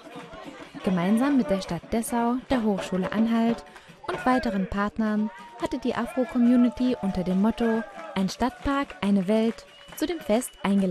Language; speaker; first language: German; native; German